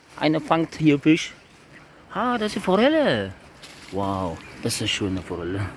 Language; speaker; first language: German; non-native, learner; Turkish